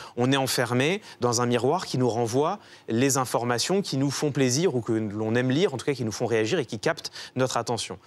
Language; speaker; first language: French; native; French